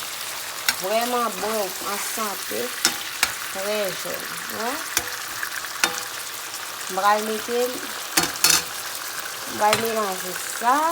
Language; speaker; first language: French; non-native, learner; Haitian Creole